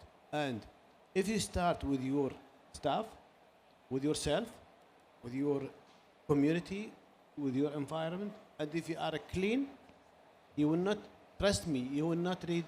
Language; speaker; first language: English; non-native, learner; Arabic